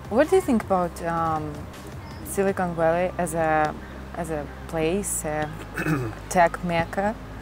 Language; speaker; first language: English; non-native, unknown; Russian